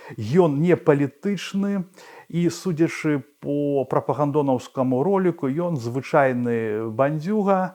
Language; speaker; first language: Belarusian; non-native, local second language; Russian